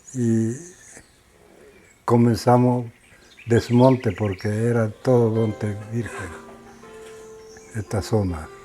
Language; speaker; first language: Spanish; non-native, learner; Japanese